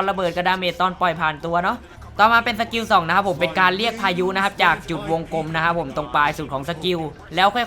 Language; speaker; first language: Thai; native; Thai